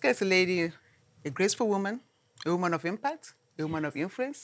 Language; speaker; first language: English; non-native, local second language; Igbo